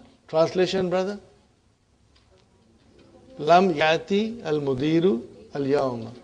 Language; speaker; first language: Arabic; non-native, fluent; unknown